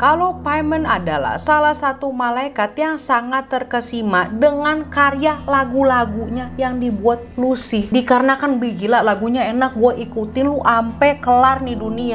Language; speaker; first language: Indonesian; native; Indonesian